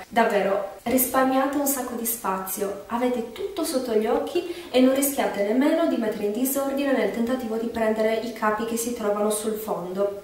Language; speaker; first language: Italian; native; Italian